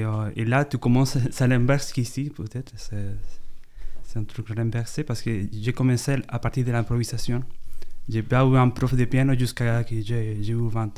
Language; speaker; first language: French; non-native, fluent; Spanish